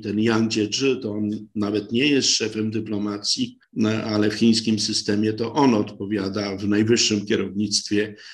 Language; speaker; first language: Polish; native; Polish